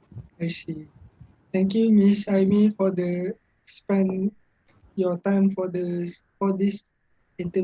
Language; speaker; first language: English; non-native, local second language; Malay